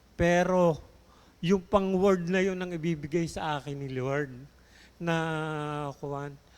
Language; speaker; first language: Filipino; native; Filipino